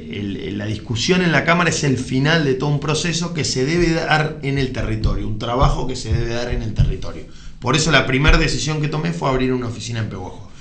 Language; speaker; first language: Spanish; native; Spanish